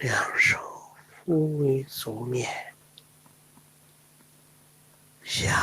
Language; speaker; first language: Chinese; native; Chinese